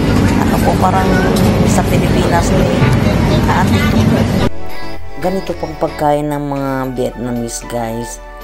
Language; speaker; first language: Filipino; native; Filipino